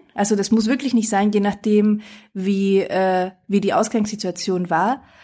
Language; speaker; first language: German; early bilingual, other home language; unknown